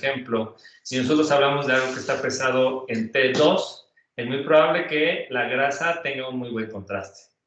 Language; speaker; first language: Spanish; native; Spanish